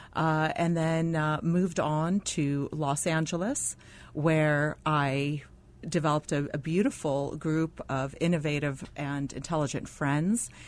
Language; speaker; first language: English; non-native, fluent; Arabic